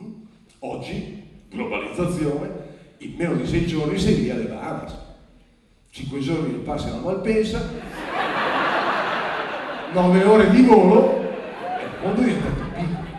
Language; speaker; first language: Italian; native; Italian